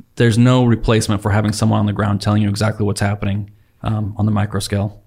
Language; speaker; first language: English; native; English